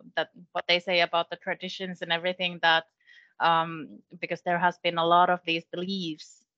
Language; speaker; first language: English; non-native, fluent; Finnish